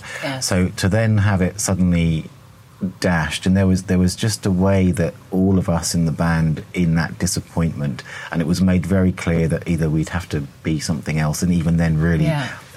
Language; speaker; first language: English; native; English